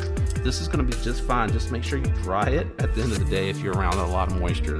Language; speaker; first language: English; native; English